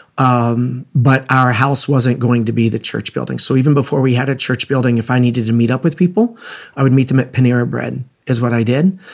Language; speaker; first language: English; native; English